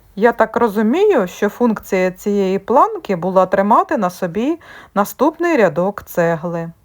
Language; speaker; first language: Ukrainian; native; Ukrainian